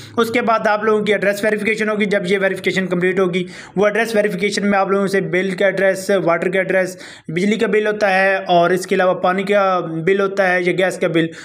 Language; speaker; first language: Urdu; non-native, local second language; Punjabi